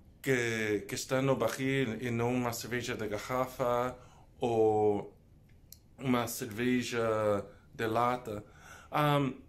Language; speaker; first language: Portuguese; non-native, learner; English